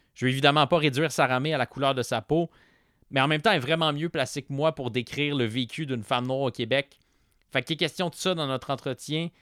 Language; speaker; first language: French; native; French